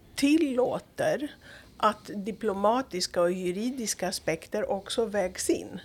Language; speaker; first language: Swedish; non-native, fluent; Greek